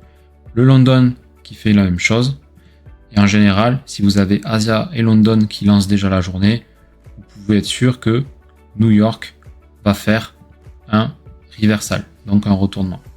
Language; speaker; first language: French; native; French